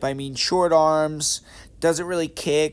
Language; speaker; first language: English; native; English